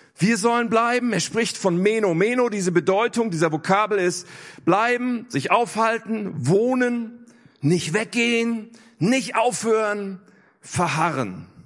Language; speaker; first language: German; native; German